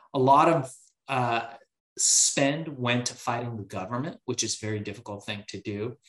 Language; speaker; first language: English; early bilingual, other home language; Persian